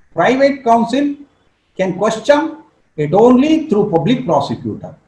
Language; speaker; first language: English; non-native, local second language; Kannada